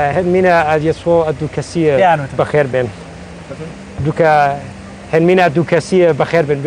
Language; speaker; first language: Danish; non-native, fluent; Central Kurdish